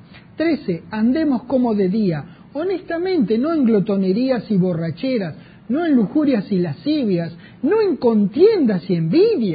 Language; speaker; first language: Spanish; native; Spanish